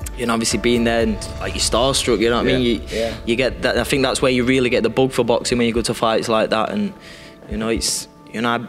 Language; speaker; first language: English; native; English